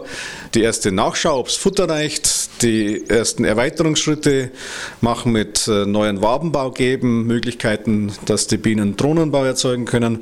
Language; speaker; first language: German; native; German